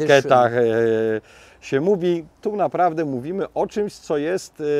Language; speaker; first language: Polish; native; Polish